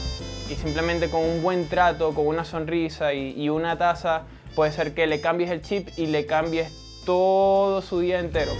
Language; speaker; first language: Spanish; native; Spanish